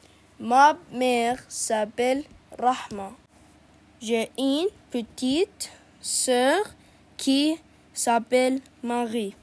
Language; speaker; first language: French; non-native, learner; Arabic